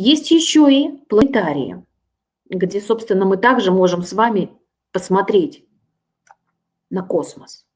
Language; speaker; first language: Russian; native; Russian